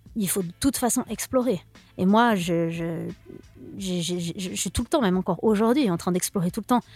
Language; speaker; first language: French; native; French